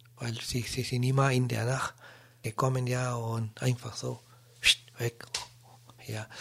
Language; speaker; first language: German; non-native, learner; Spanish